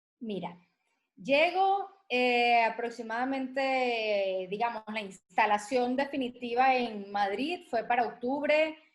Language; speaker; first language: Spanish; native; Spanish